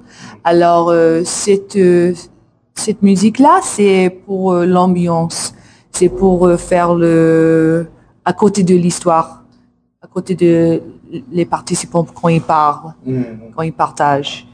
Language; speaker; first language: French; non-native, learner; English